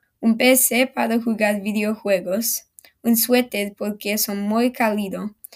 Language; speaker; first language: Spanish; non-native, learner; English